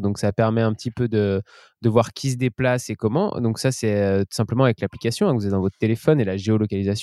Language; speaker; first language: French; native; French